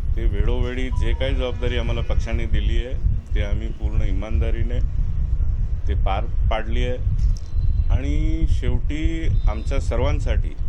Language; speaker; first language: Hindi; non-native, local second language; Gujarati